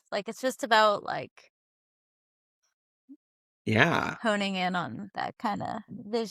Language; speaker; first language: English; native; English